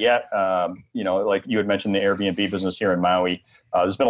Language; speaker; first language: English; native; English